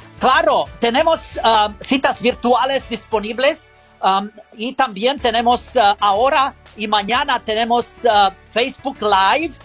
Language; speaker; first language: Spanish; non-native, learner; English